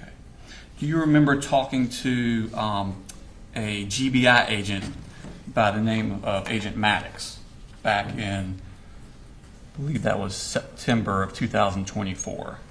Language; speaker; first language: English; native; English